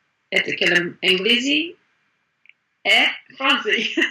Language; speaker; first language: Arabic; non-native, learner; English